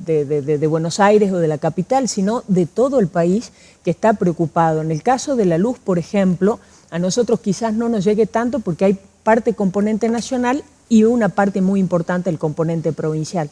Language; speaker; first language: Spanish; native; Spanish